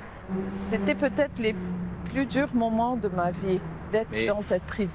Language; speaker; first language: French; non-native, local second language; Arabic